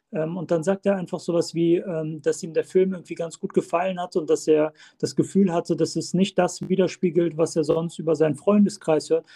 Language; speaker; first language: German; early bilingual, other home language; Turkish